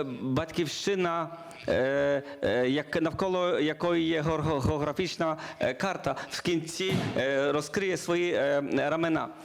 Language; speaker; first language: Ukrainian; non-native, learner; Polish